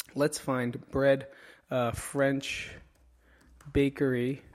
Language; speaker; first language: English; early bilingual, other home language; Filipino